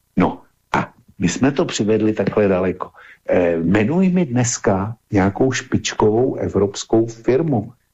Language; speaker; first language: Czech; native; Czech